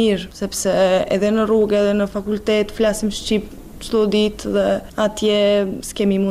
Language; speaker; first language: Albanian; non-native, fluent; Serbian